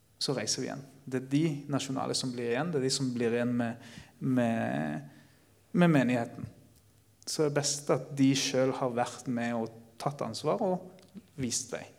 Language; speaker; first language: Norwegian; early bilingual, other home language; Spanish